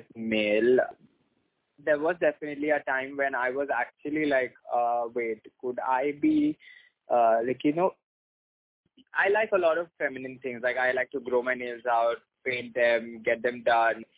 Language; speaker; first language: English; non-native, local second language; Hindi